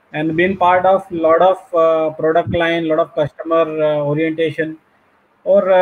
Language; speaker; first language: Hindi; native; Hindi